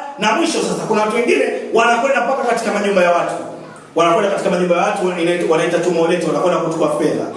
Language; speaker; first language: Swahili; native; Swahili